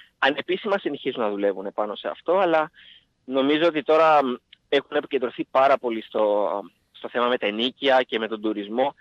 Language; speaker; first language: Greek; native; Greek